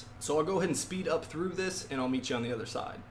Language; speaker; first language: English; native; English